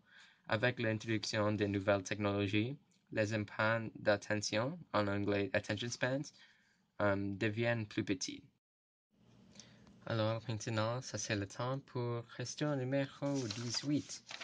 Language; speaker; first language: French; non-native, learner; English